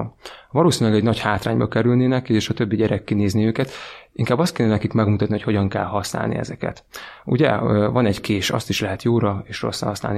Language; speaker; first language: Hungarian; native; Hungarian